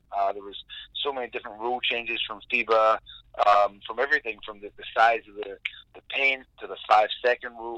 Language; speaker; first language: English; native; English